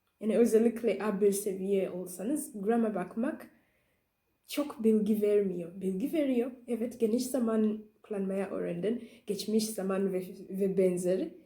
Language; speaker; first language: Turkish; non-native, learner; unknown